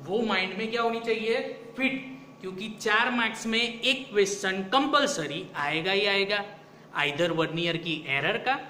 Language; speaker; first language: Hindi; non-native, local second language; Gujarati